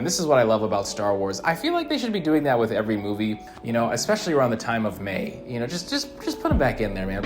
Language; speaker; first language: English; native; English